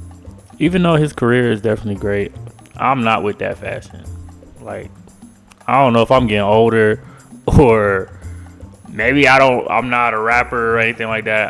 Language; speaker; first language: English; native; English